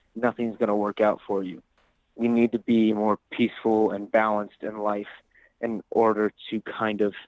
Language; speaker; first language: English; native; English